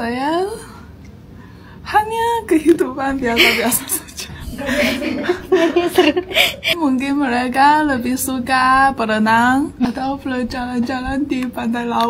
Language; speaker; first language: Indonesian; non-native, learner; Chinese